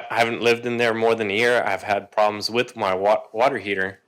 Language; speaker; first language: English; native; English